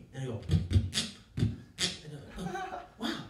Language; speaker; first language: English; native; English